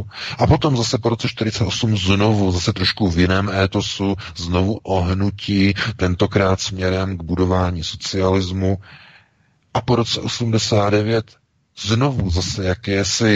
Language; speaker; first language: Czech; native; Czech